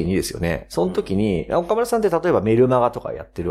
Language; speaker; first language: Japanese; native; Japanese